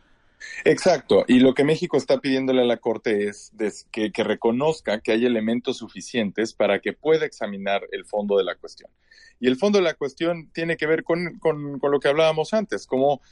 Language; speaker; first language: Spanish; native; Spanish